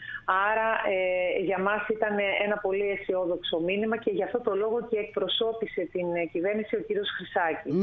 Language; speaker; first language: Greek; native; Greek